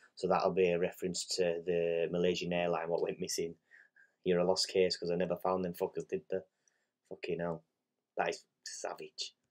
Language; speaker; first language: English; native; English